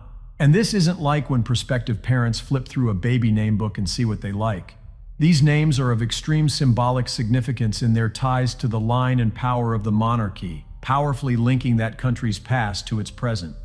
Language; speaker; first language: English; native; English